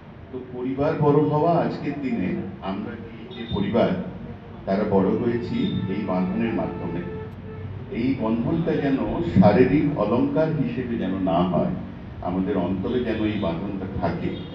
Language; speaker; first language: Bangla; non-native, fluent; Hindi